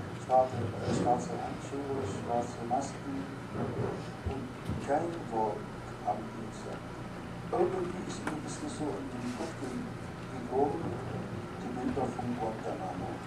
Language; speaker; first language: German; non-native, fluent; Arabic